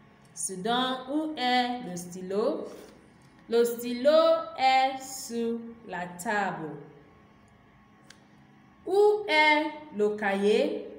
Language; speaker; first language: French; non-native, fluent; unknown